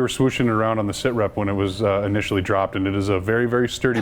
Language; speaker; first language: English; native; English